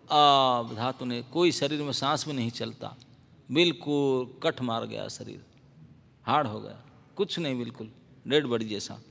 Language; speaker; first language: Hindi; non-native, local second language; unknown